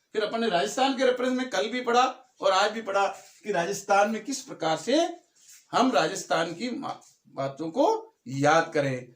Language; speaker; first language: Hindi; native; Hindi